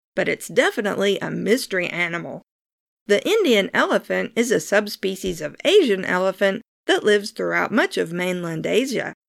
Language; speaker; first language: English; native; English